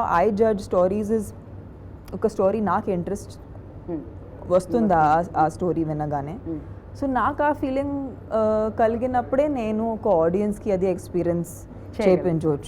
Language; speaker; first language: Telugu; non-native, fluent; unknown